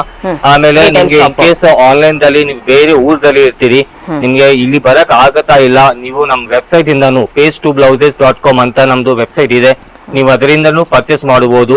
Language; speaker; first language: Kannada; non-native, local second language; Telugu